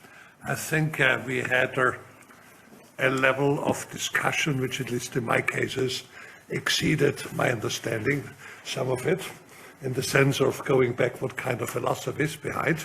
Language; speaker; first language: English; non-native, fluent; German